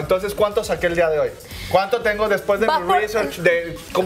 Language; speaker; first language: Spanish; native; Spanish